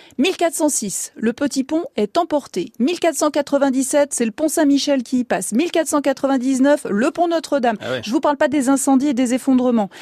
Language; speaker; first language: French; native; French